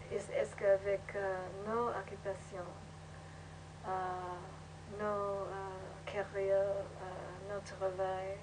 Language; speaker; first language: French; non-native, learner; English